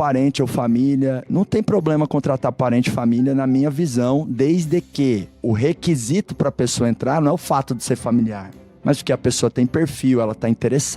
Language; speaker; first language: Portuguese; native; Portuguese